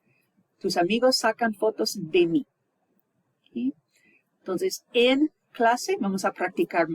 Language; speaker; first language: Spanish; non-native, fluent; English